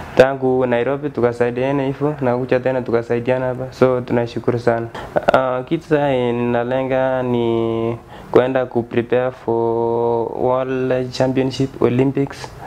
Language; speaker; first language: Swahili; non-native, local second language; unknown